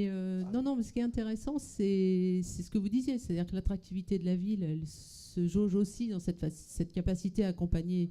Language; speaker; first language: French; native; French